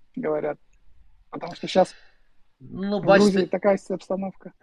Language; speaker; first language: Russian; native; Russian